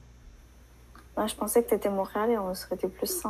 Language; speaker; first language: French; native; French